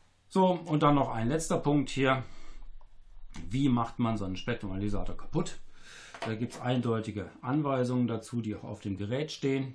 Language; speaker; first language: German; native; German